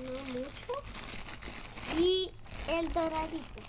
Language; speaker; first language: Spanish; native; Spanish